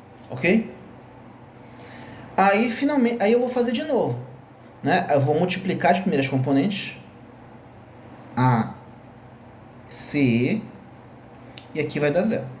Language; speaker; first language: Portuguese; native; Portuguese